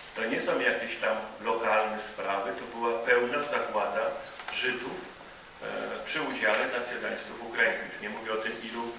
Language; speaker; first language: Polish; native; Polish